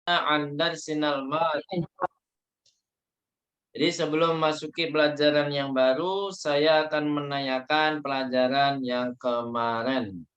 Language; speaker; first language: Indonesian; native; Indonesian